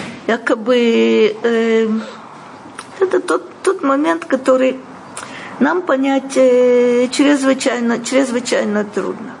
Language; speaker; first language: Russian; native; Russian